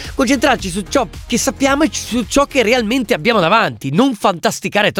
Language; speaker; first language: Italian; native; Italian